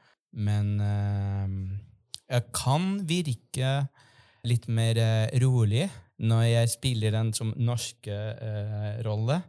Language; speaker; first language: Norwegian; non-native, fluent; Spanish